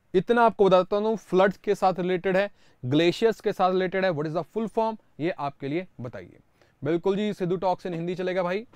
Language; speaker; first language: Hindi; non-native, local second language; Punjabi